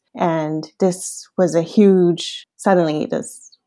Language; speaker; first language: English; early bilingual, other home language; Cantonese